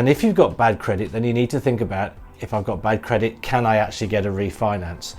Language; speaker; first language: English; native; English